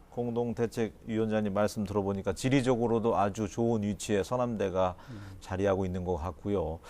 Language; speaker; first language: Korean; native; Korean